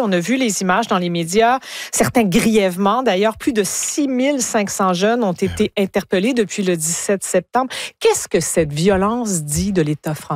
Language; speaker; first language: French; native; French